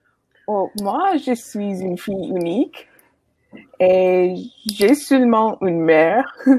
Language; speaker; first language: French; non-native, learner; English